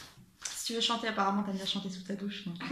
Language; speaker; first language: French; native; French